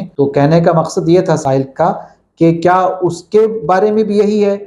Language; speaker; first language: Urdu; native; Urdu